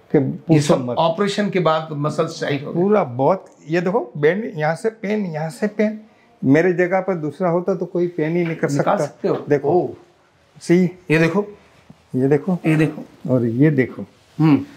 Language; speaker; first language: Hindi; non-native, local second language; Gujarati